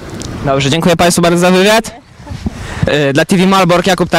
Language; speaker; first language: Polish; native; Polish